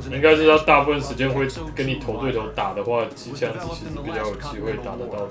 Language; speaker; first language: Chinese; native; Chinese